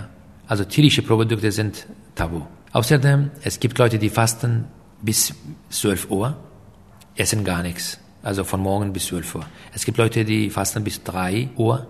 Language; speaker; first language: German; non-native, fluent; Aramaic